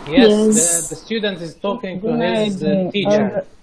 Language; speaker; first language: English; non-native, fluent; Arabic